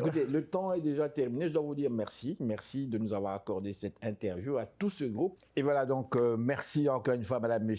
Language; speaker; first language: French; native; French